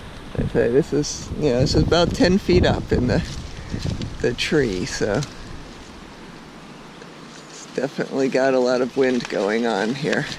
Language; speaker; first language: English; native; English